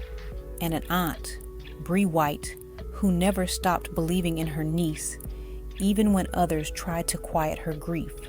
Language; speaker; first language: English; native; English